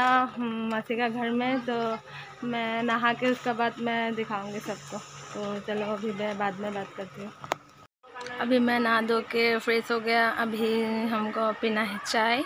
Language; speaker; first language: Hindi; non-native, local second language; Assamese